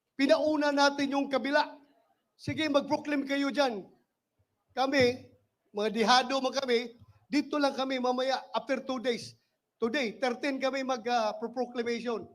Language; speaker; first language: Filipino; non-native, local second language; Cebuano